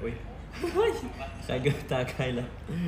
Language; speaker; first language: Chinese; non-native, learner; Thai